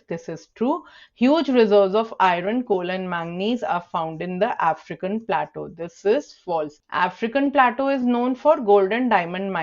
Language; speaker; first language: English; non-native, local second language; Hindi